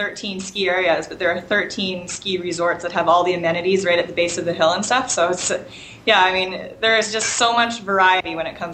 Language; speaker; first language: English; native; English